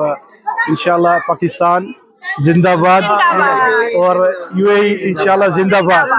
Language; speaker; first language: Hindi; non-native, learner; Arabic